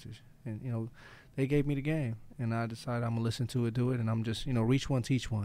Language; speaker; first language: English; native; English